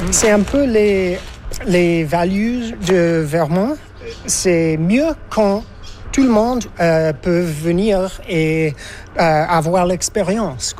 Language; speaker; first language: French; non-native, fluent; English